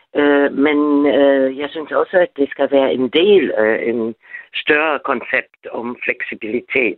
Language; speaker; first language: Danish; non-native, fluent; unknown